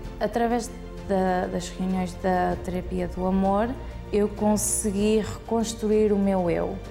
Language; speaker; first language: Portuguese; early bilingual, heritage; Portuguese